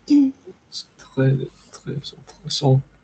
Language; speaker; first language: French; non-native, learner; English